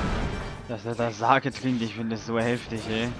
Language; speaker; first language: German; native; German